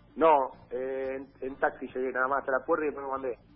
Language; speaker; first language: Spanish; native; Spanish